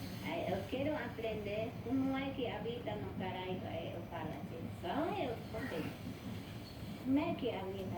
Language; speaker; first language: Portuguese; non-native, local second language; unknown